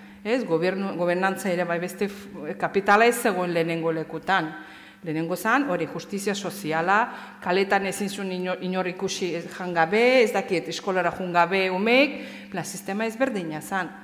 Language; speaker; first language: Basque; non-native, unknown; Azerbaijani